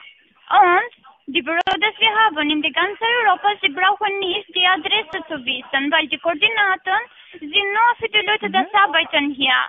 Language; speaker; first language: German; non-native, learner; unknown